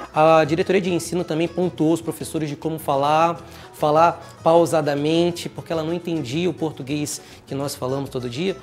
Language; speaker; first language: Portuguese; native; Portuguese